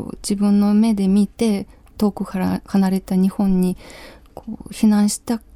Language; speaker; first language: Japanese; non-native, fluent; Ukrainian